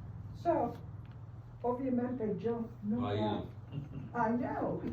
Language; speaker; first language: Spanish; early bilingual, heritage; English